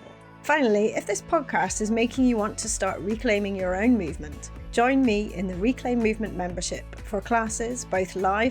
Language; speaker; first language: English; native; English